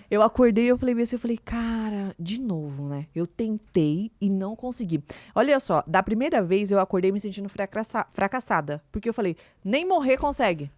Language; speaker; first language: Portuguese; native; Portuguese